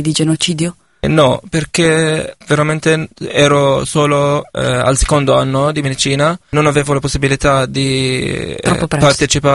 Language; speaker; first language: Italian; non-native, fluent; Arabic